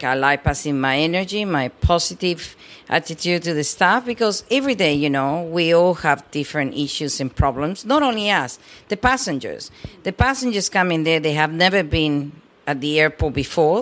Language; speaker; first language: English; non-native, fluent; Spanish